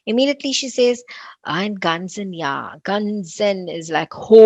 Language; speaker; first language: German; non-native, fluent; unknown